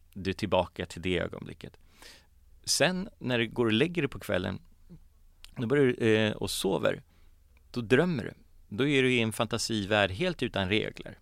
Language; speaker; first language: Swedish; early bilingual, other home language; Polish